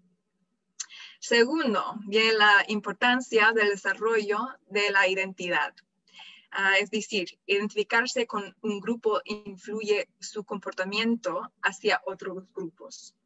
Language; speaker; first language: Spanish; non-native, fluent; English